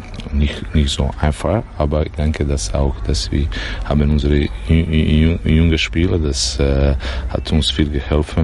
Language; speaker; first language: German; non-native, learner; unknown